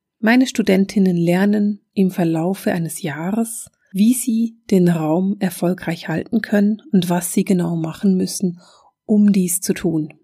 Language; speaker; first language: German; native; German